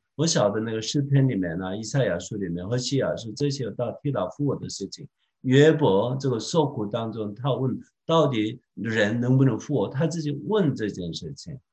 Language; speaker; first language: Chinese; non-native, fluent; Korean